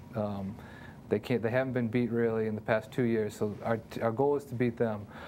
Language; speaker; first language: English; native; English